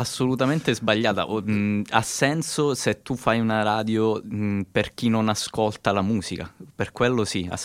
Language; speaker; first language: Italian; native; Italian